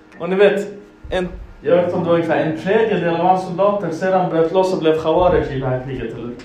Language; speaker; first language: Swedish; early bilingual, other home language; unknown